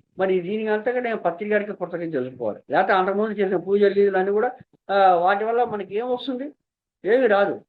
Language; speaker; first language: Telugu; native; Telugu